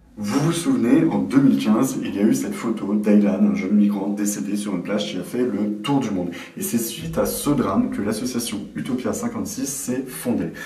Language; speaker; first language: French; native; French